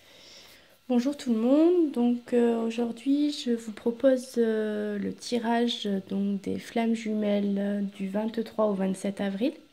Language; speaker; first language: French; native; French